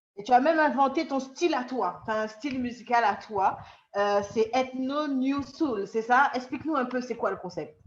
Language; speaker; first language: French; native; French